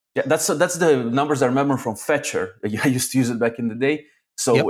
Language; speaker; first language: English; early bilingual, other home language; Russian